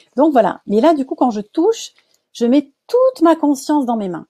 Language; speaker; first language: French; native; French